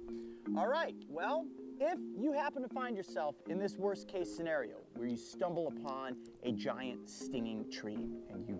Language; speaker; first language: English; native; English